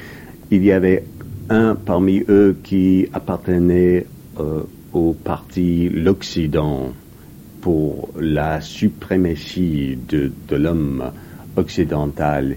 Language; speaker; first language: French; non-native, fluent; English